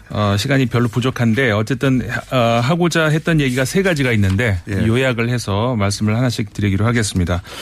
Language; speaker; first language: Korean; native; Korean